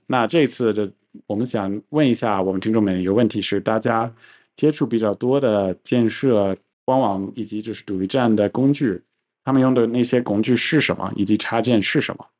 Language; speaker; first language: Chinese; non-native, fluent; English